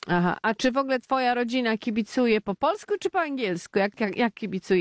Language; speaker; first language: Polish; native; Polish